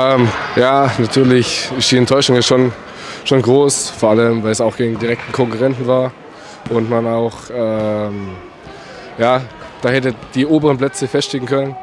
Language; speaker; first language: German; native; German